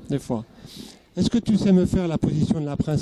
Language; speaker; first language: French; native; French